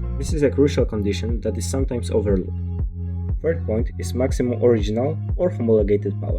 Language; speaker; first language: English; non-native, fluent; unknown